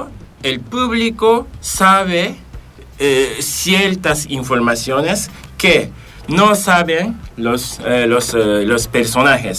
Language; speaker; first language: Spanish; non-native, fluent; Japanese